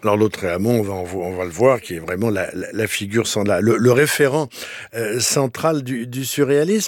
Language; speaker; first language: French; native; French